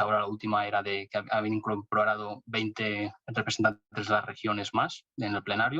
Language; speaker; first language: Spanish; native; Spanish